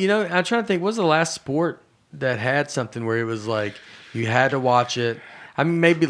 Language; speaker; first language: English; native; English